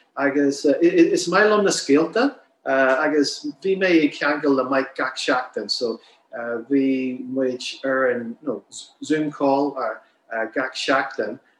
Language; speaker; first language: Irish; non-native, local second language; English